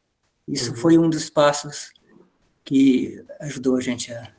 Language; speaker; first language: Portuguese; native; Portuguese